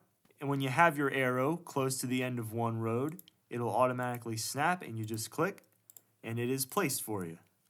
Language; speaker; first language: English; native; English